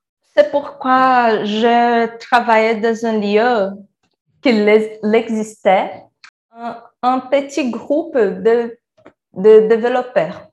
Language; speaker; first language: French; non-native, learner; Portuguese